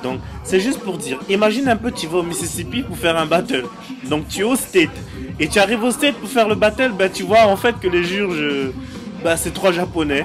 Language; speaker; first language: French; native; French